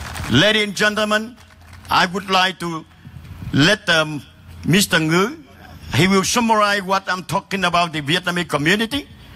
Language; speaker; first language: English; non-native, learner; Vietnamese